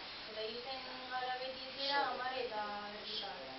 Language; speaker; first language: Basque; non-native, local second language; Spanish